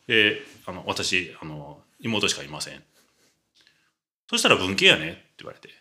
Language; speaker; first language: Japanese; native; Japanese